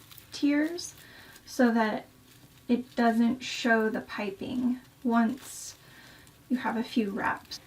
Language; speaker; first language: English; native; English